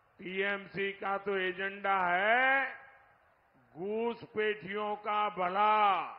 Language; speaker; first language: Hindi; non-native, local second language; Gujarati